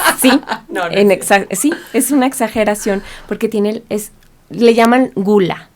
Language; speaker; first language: Spanish; native; Spanish